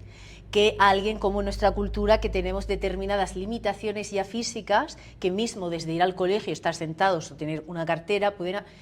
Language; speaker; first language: Spanish; native; Spanish